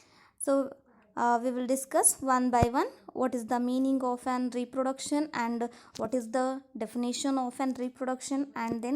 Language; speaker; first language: English; non-native, local second language; Kannada